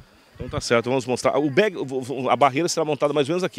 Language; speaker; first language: Portuguese; native; Portuguese